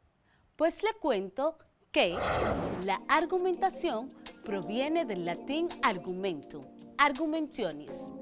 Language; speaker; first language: Spanish; native; Spanish